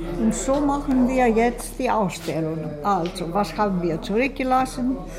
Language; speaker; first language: German; non-native, learner; Greek